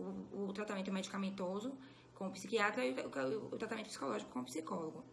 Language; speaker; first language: Portuguese; native; Portuguese